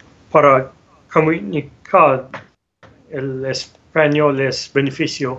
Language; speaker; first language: Spanish; non-native, learner; Tamil